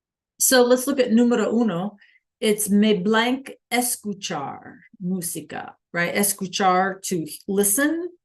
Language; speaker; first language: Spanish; non-native, fluent; English